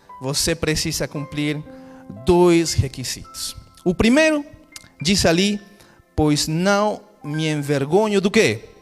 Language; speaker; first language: Portuguese; non-native, fluent; Spanish